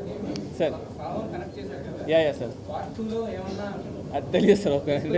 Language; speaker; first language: Telugu; native; Telugu